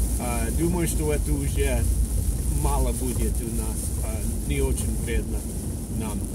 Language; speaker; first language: Russian; non-native, fluent; English